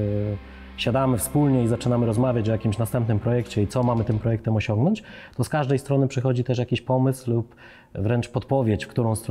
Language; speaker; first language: Polish; native; Polish